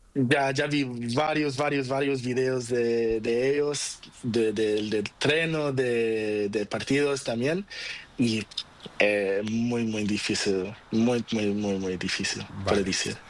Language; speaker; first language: Spanish; non-native, learner; Portuguese